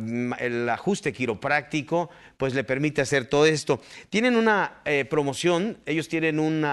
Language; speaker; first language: Spanish; native; Spanish